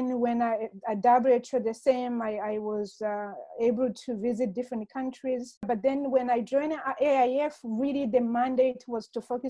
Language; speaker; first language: English; non-native, local second language; Kinyarwanda